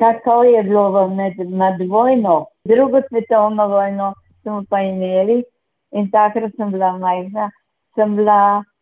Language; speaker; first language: Slovenian; native; Slovenian